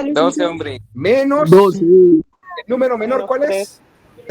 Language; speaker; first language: Spanish; native; Spanish